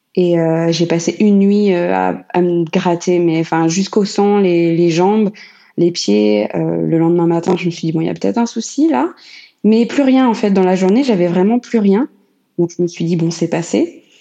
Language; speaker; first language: French; native; French